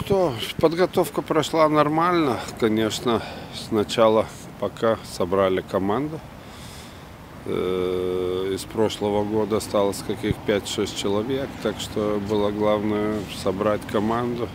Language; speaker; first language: Russian; non-native, fluent; Lithuanian